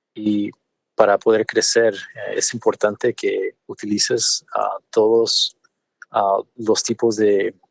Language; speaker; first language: Spanish; early bilingual, other home language; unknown